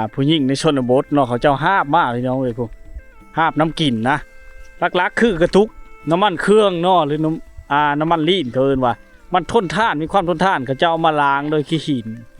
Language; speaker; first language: Lao; native; Lao